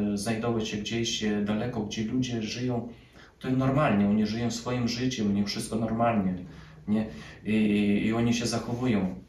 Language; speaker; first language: Polish; early bilingual, other home language; Ukrainian